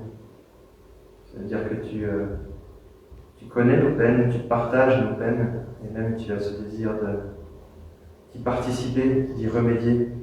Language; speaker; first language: French; native; French